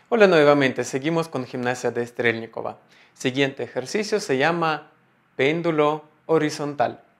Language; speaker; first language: Spanish; non-native, fluent; Russian